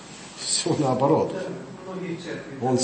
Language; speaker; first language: Russian; non-native, fluent; English